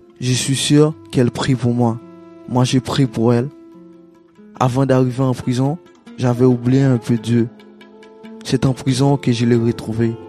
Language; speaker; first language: French; non-native, local second language; Haitian Creole